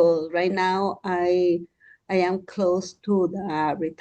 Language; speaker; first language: English; non-native, learner; Spanish